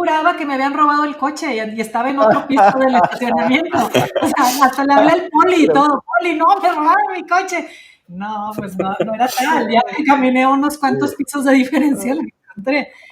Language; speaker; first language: Spanish; native; Spanish